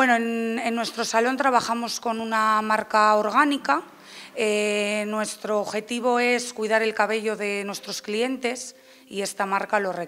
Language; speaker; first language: Spanish; native; Spanish